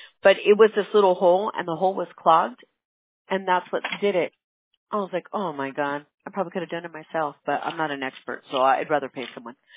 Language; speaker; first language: English; early bilingual, other home language; Spanish